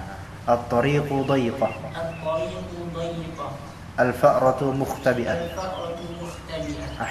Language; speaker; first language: Arabic; non-native, fluent; Indonesian